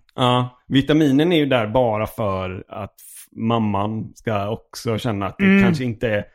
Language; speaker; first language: Swedish; early bilingual, heritage; Swedish